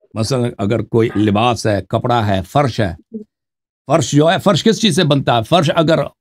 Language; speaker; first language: Urdu; native; Urdu